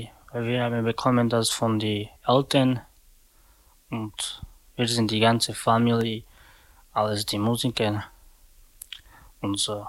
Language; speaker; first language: German; non-native, learner; Slovak